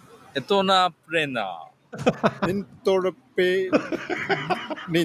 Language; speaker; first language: Japanese; native; Japanese